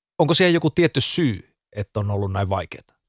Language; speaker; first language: Finnish; native; Finnish